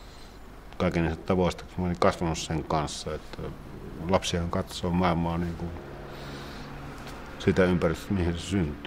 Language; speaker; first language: Finnish; native; Finnish